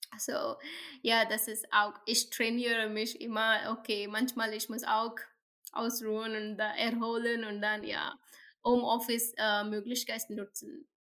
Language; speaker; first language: German; non-native, learner; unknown